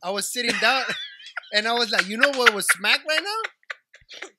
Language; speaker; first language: English; early bilingual, other home language; Spanish